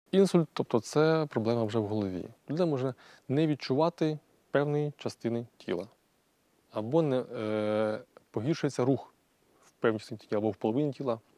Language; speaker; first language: Ukrainian; native; Ukrainian